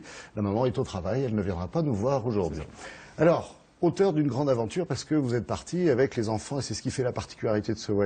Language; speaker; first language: French; native; French